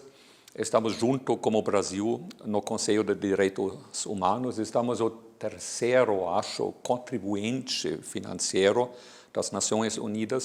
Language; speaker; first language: Portuguese; non-native, fluent; German